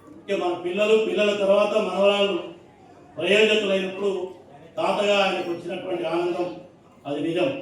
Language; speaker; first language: Telugu; native; Telugu